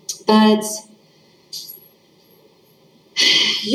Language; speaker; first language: English; native; English